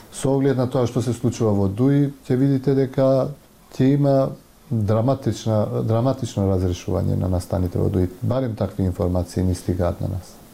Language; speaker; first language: Macedonian; non-native, local second language; Albanian